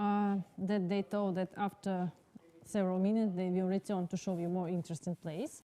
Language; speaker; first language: English; non-native, learner; Russian